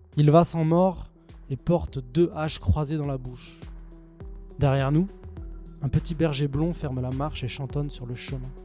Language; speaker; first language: French; native; French